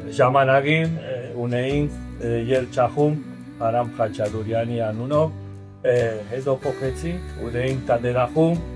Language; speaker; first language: Armenian; early bilingual, heritage; Armenian